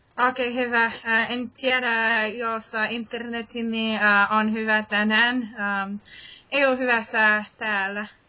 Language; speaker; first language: Finnish; non-native, learner; English